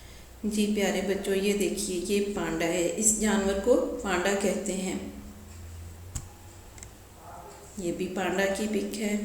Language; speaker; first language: Urdu; native; Urdu